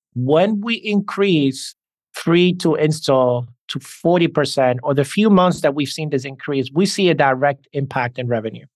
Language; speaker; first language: English; early bilingual, other home language; Spanish